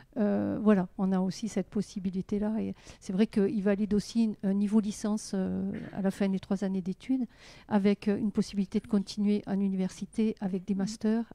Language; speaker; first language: French; native; French